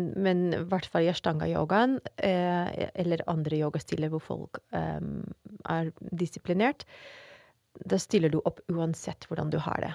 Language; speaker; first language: Norwegian; non-native, fluent; English